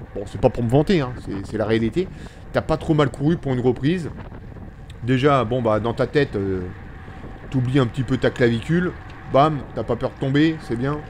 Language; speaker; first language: French; native; French